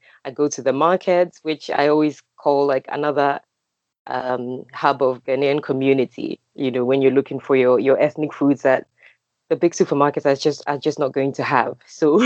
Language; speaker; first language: English; non-native, local second language; Akan